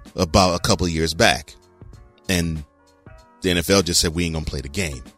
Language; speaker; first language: English; native; English